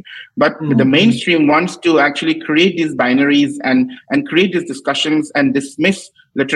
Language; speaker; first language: English; non-native, local second language; Assamese